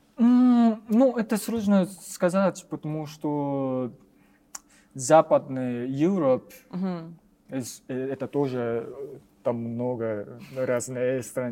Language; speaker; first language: Russian; non-native, learner; Japanese